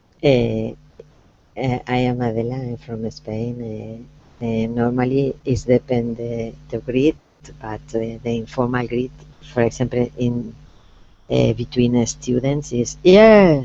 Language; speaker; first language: English; non-native, learner; Spanish